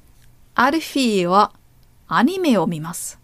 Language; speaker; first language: Japanese; non-native, learner; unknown